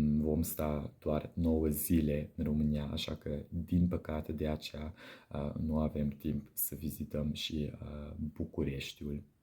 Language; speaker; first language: Romanian; non-native, fluent; Dutch